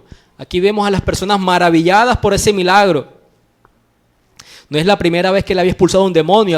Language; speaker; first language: Spanish; native; Spanish